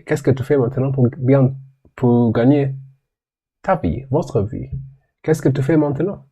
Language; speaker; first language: French; non-native, learner; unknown